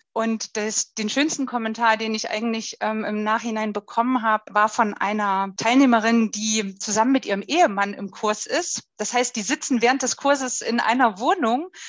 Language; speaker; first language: German; native; German